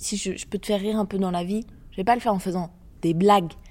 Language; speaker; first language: French; native; French